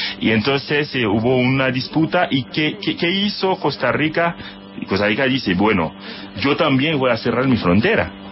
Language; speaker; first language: Spanish; non-native, fluent; Haitian Creole